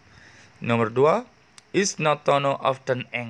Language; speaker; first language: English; non-native, learner; Indonesian